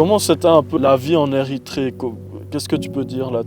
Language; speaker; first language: French; native; French